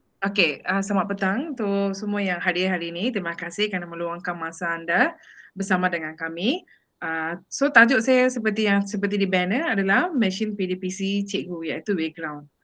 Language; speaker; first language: Malay; non-native, local second language; Tamil